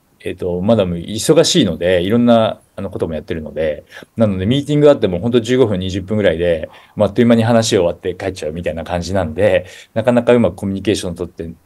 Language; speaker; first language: Japanese; native; Japanese